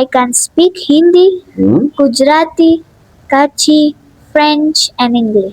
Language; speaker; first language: English; non-native, local second language; Kachhi